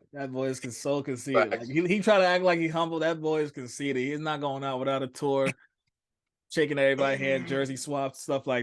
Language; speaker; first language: English; native; English